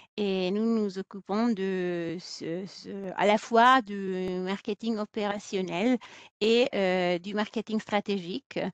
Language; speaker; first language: French; non-native, fluent; German